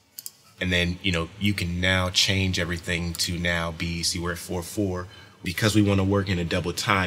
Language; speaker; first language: English; native; English